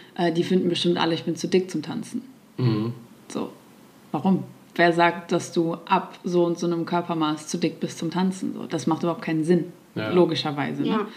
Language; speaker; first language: German; native; German